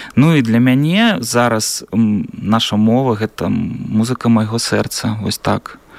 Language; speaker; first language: Belarusian; non-native, local second language; Russian